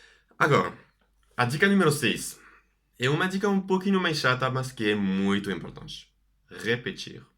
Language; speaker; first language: Portuguese; non-native, fluent; French